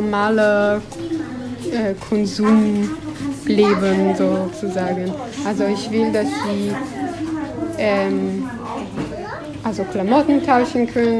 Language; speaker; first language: German; non-native, fluent; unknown